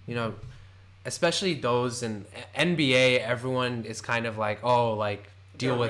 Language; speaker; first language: English; native; English